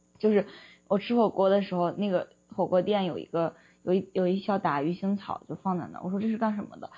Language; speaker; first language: Chinese; native; Chinese